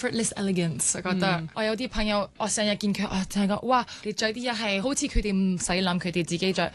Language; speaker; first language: Cantonese; early bilingual, other home language; French